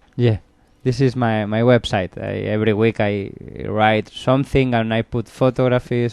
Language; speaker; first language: English; non-native, learner; Spanish